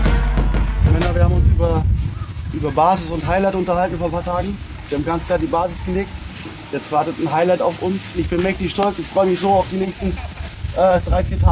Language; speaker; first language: German; native; German